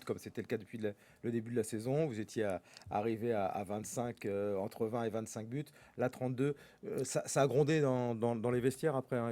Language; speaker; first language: French; native; French